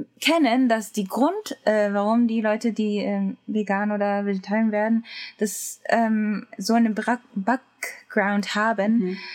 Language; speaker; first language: German; non-native, learner; Japanese